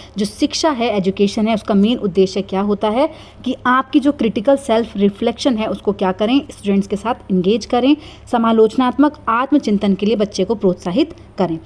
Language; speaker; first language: Hindi; native; Hindi